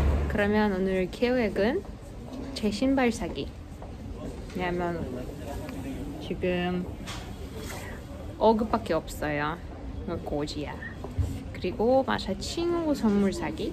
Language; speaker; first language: Korean; non-native, fluent; Russian